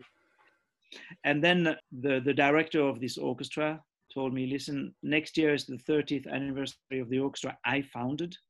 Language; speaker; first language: English; early bilingual, other home language; French